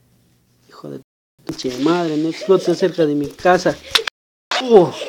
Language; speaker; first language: Spanish; native; Spanish